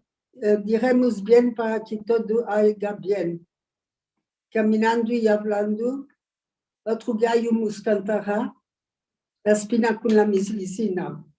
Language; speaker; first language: Spanish; early bilingual, heritage; Ladino